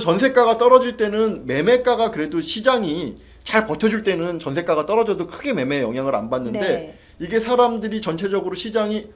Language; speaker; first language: Korean; native; Korean